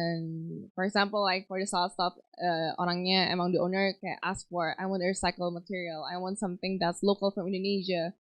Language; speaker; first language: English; non-native, fluent; Indonesian